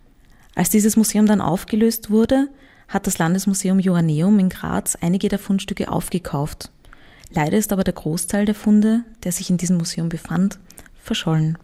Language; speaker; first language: German; native; German